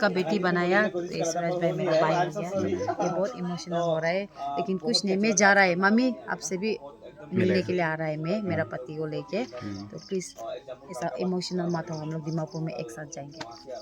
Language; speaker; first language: Hindi; non-native, local second language; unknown